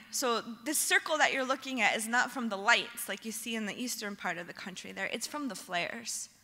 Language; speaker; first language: English; native; English